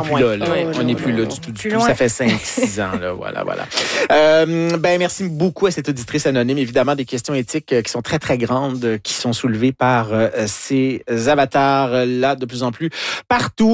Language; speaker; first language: French; native; French